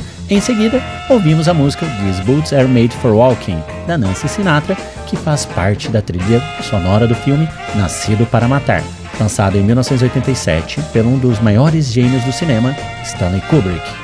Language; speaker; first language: Portuguese; native; Portuguese